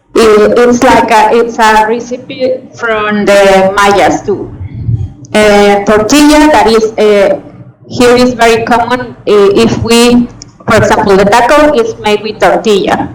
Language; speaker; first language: English; non-native, fluent; Spanish